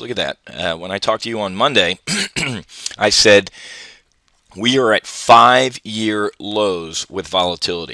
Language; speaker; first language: English; native; English